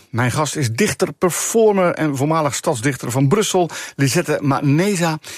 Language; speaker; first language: Dutch; native; Dutch